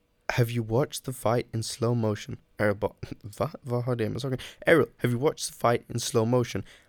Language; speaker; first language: English; native; English